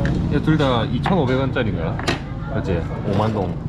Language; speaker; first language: Korean; native; Korean